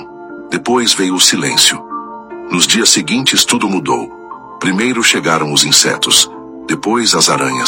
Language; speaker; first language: Portuguese; native; Portuguese